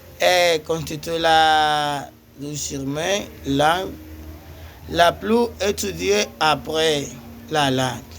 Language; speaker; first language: French; non-native, learner; Spanish